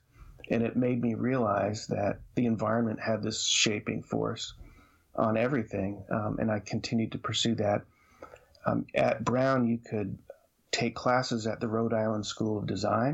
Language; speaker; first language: English; native; English